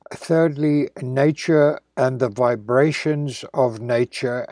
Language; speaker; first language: English; native; English